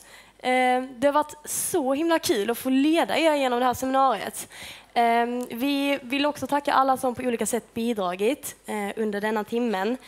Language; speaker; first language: Swedish; native; Swedish